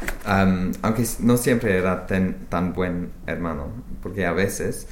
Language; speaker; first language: Spanish; non-native, learner; English